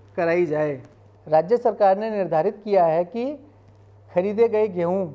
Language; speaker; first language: Hindi; native; Hindi